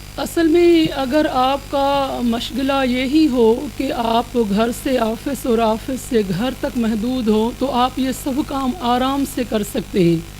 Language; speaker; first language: Urdu; non-native, local second language; Sindhi